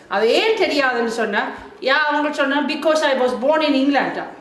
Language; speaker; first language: Tamil; non-native, fluent; German